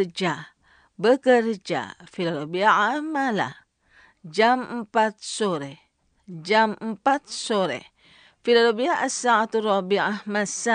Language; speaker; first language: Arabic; non-native, fluent; Indonesian